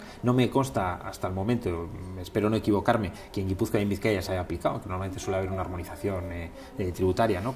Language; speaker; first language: Spanish; native; Spanish